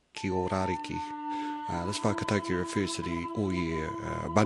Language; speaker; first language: English; native; English